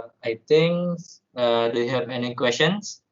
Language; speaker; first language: English; non-native, learner; Indonesian